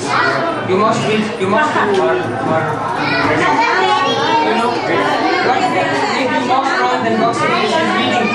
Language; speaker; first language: English; non-native, learner; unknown